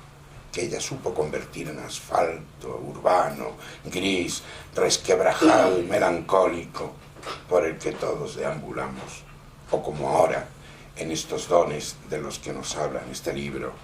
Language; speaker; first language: Spanish; native; Spanish